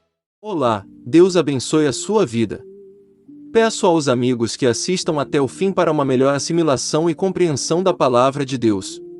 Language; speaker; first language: Portuguese; native; Portuguese